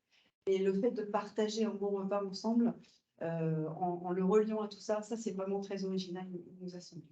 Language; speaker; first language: French; native; French